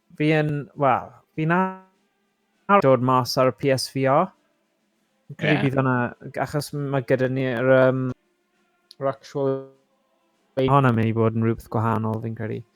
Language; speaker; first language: Welsh; non-native, local second language; English